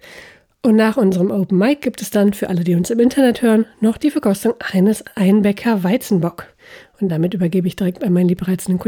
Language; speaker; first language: German; native; German